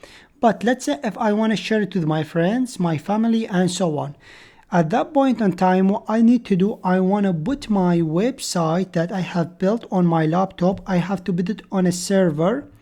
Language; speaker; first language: English; non-native, fluent; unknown